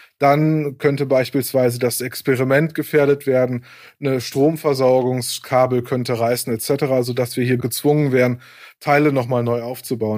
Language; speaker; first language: German; native; German